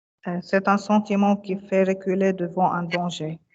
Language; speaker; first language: French; non-native, local second language; Arabic